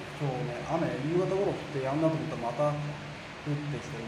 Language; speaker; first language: Vietnamese; non-native, learner; Japanese